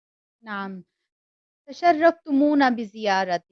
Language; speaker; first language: Arabic; non-native, fluent; Urdu